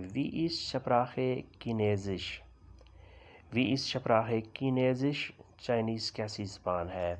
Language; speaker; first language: German; non-native, learner; Urdu